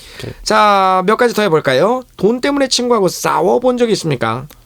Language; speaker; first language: Korean; native; Korean